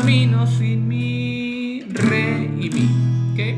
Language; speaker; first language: Spanish; native; Spanish